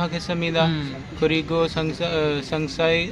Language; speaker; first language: Korean; non-native, learner; Punjabi